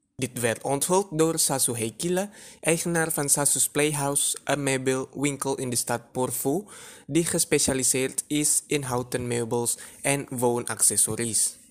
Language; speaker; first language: Dutch; non-native, fluent; Indonesian